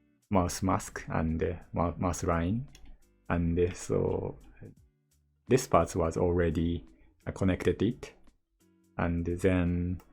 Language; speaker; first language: English; non-native, learner; Japanese